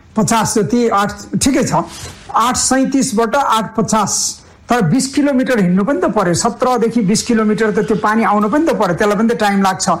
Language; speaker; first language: Nepali; native; Nepali